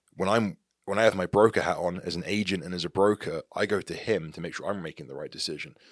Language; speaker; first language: English; native; English